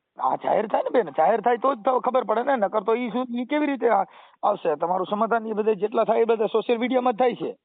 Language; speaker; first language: Gujarati; native; Gujarati